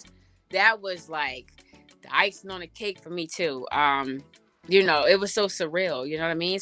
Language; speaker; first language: English; early bilingual, other home language; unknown